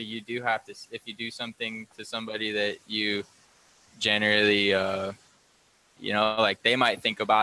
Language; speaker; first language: English; native; English